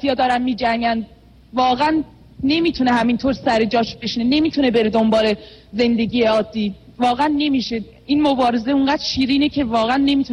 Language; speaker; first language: Persian; non-native, fluent; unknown